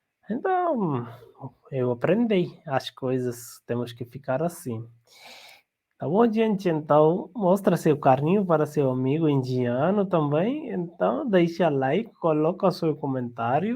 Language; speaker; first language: Portuguese; non-native, learner; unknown